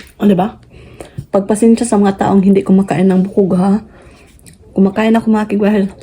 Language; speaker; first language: Filipino; non-native, local second language; Cebuano